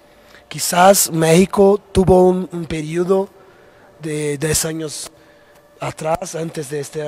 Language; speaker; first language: Spanish; non-native, fluent; Portuguese